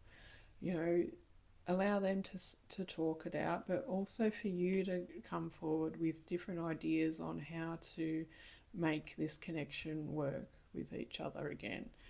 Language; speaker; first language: English; native; English